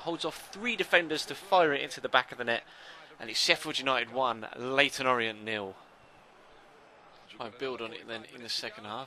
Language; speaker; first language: English; native; English